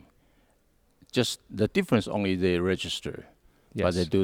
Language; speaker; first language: English; non-native, learner; Hakka Chinese